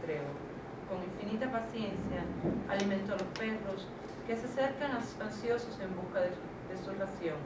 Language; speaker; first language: Spanish; native; Spanish